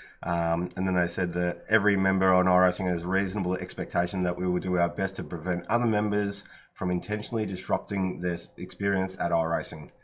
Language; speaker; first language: English; native; English